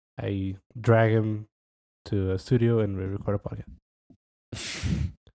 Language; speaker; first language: English; non-native, fluent; Portuguese